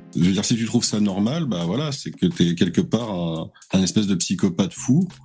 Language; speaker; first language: French; native; French